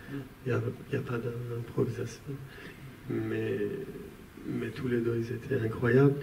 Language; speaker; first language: French; non-native, fluent; Persian